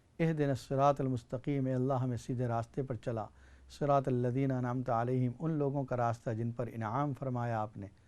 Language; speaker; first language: Urdu; native; Urdu